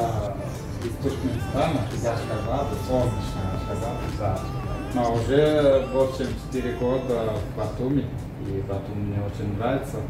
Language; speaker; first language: Russian; non-native, local second language; Turkmen